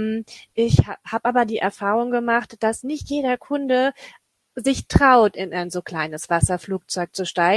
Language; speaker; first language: German; native; German